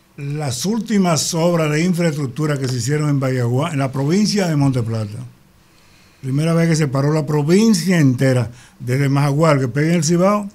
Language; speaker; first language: Spanish; native; Spanish